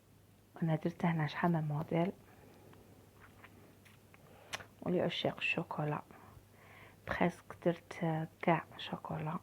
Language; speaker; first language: Arabic; native; Arabic